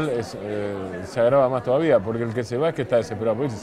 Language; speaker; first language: Spanish; native; Spanish